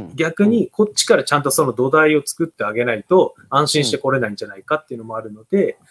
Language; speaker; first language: Japanese; native; Japanese